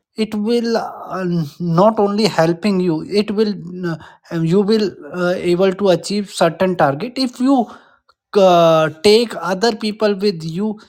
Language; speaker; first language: English; non-native, local second language; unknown